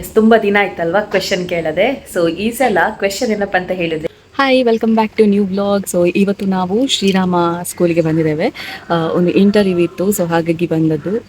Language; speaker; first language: Kannada; native; Kannada